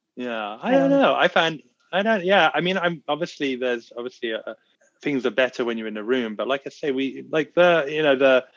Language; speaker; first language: English; native; English